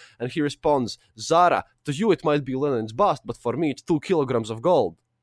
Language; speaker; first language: English; non-native, fluent; Russian